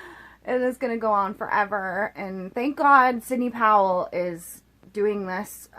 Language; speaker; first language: English; native; English